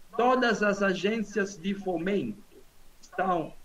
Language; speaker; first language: Portuguese; non-native, fluent; Italian